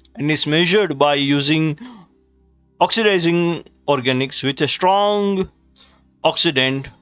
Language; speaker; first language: English; non-native, local second language; Gujarati